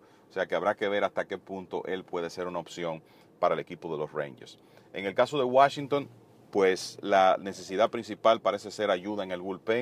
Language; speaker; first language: Spanish; native; Spanish